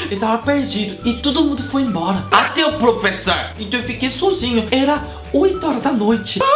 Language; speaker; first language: Portuguese; non-native, fluent; Korean